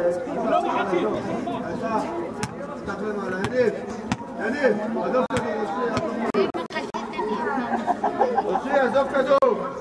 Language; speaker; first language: Hebrew; native; Hebrew